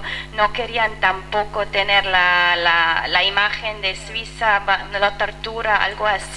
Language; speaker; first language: Spanish; non-native, fluent; French